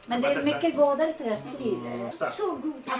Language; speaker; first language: Swedish; non-native, learner; Japanese